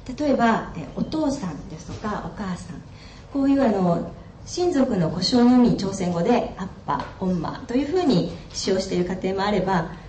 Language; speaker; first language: Japanese; native; Japanese